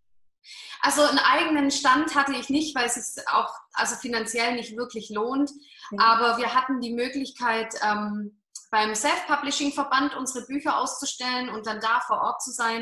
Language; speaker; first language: German; native; German